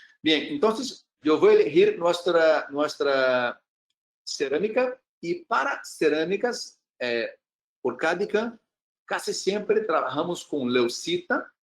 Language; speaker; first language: Spanish; non-native, learner; Portuguese